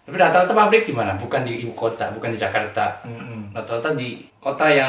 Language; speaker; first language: Indonesian; non-native, fluent; Korean